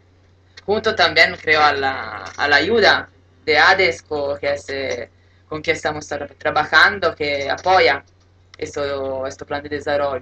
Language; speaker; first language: Spanish; non-native, learner; Italian